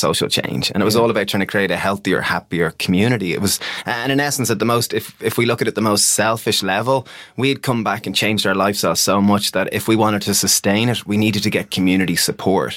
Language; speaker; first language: English; native; English